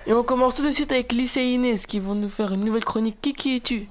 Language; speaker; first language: French; native; French